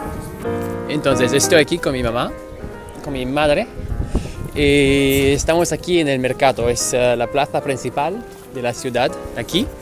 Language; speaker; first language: Spanish; non-native, fluent; English